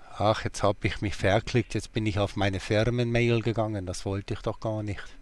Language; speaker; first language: German; native; German